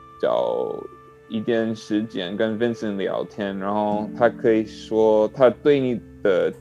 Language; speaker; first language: Chinese; non-native, learner; English